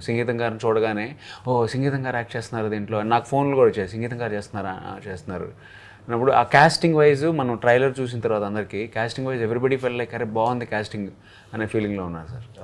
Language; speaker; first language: Telugu; native; Telugu